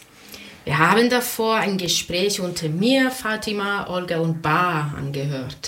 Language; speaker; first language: German; non-native, fluent; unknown